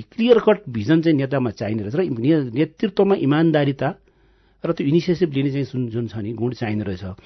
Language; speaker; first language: Nepali; non-native, local second language; Gurung